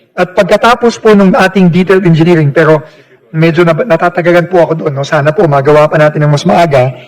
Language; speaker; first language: Filipino; native; Filipino